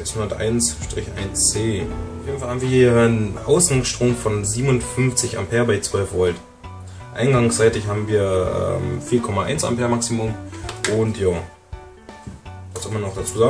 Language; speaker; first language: German; native; German